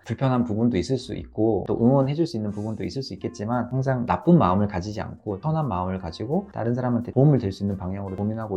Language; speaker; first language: Korean; native; Korean